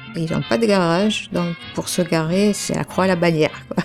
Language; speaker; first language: French; native; French